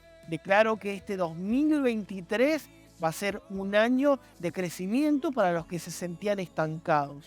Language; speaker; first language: Spanish; native; Spanish